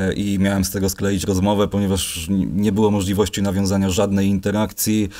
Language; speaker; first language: Polish; native; Polish